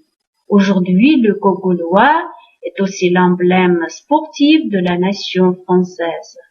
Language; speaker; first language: French; non-native, fluent; Uzbek